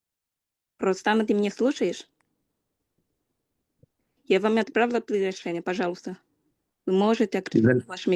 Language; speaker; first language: Russian; non-native, learner; Portuguese